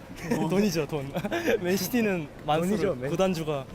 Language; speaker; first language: Korean; early bilingual, heritage; Korean